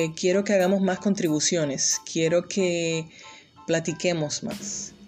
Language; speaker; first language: Spanish; early bilingual, heritage; Spanish